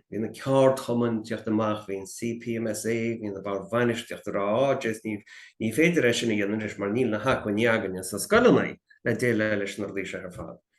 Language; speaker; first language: Irish; native; Irish